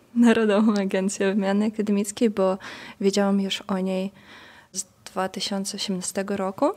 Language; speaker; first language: Polish; non-native, fluent; Russian